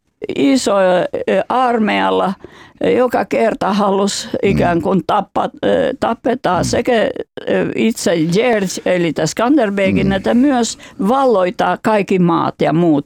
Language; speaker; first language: Finnish; non-native, fluent; Albanian